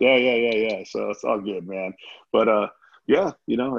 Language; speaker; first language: English; native; English